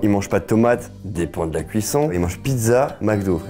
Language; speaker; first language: French; native; French